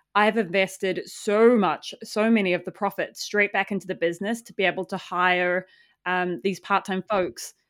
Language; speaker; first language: English; native; English